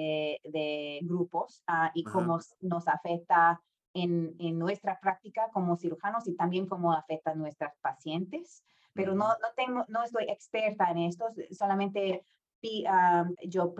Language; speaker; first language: Spanish; non-native, fluent; English